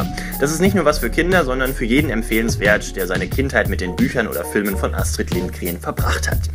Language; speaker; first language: German; native; German